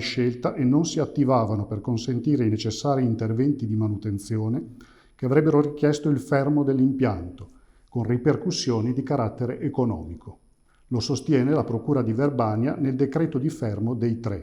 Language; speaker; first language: Italian; native; Italian